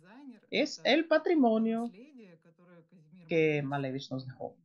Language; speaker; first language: Spanish; non-native, fluent; Russian